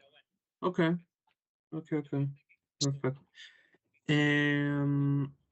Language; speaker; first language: English; non-native, fluent; Spanish